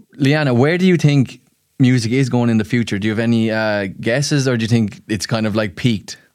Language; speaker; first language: English; native; English